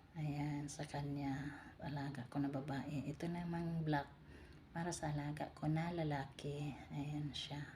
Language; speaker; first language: Filipino; native; Filipino